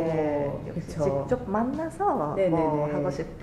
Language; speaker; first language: Korean; non-native, fluent; Japanese